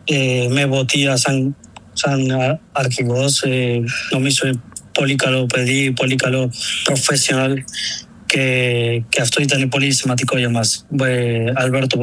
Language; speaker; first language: Greek; non-native, learner; Spanish